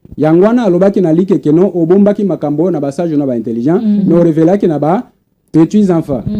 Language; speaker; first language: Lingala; non-native, local second language; Luba-Lulua